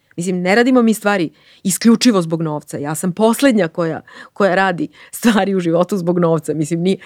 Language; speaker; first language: Serbian; native; Serbian